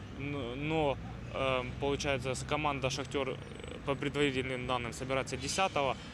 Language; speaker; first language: Russian; native; Russian